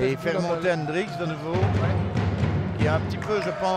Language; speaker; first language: French; native; French